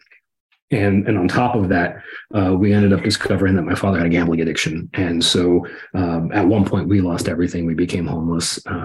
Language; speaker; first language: English; native; English